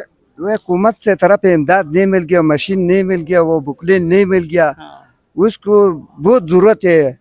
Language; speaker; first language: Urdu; non-native, local second language; Pashto